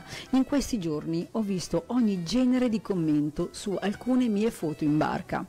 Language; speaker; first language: Italian; native; Italian